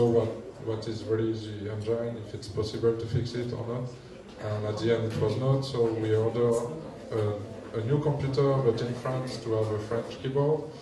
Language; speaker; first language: English; non-native, learner; French